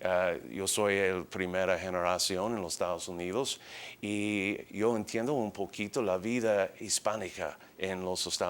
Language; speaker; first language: Spanish; early bilingual, heritage; English